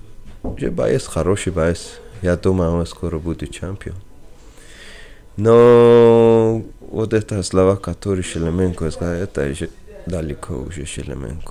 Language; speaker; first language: Russian; non-native, learner; Persian